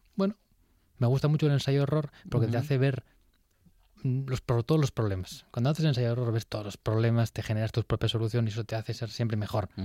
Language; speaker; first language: Spanish; native; Spanish